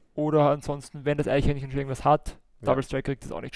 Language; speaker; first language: German; native; German